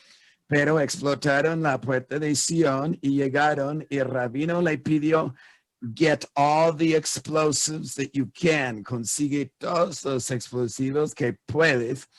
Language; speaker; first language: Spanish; non-native, fluent; English